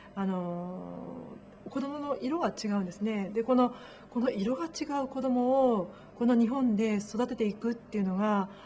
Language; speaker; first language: Japanese; native; Japanese